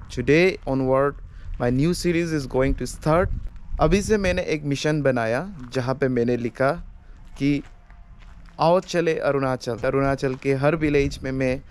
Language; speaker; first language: Hindi; non-native, local second language; Adi